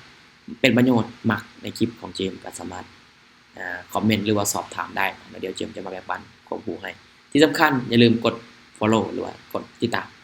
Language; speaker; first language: Thai; non-native, local second language; Lao